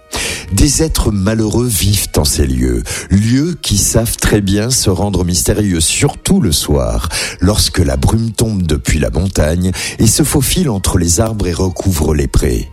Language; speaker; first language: French; native; French